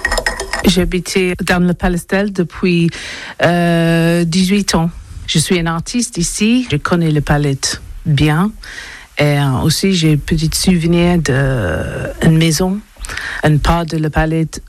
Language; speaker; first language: French; non-native, learner; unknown